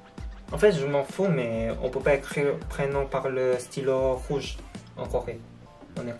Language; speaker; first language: French; non-native, learner; Korean